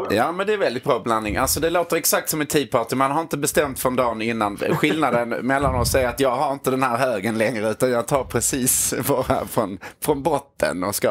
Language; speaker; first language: Swedish; native; Swedish